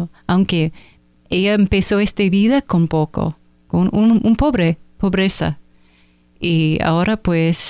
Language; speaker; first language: Spanish; non-native, fluent; English